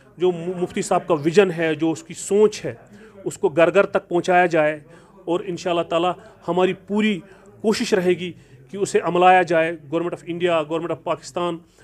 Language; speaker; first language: Urdu; non-native, local second language; Kashmiri